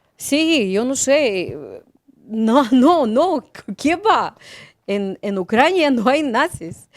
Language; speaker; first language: Spanish; non-native, learner; Ukrainian